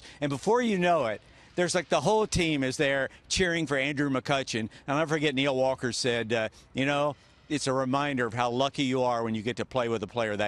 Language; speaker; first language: English; native; English